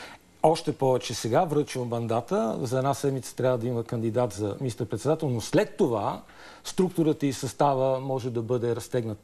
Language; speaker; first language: Bulgarian; native; Bulgarian